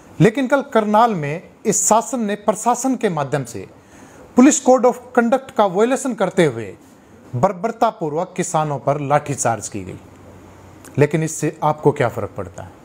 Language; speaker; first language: Hindi; native; Hindi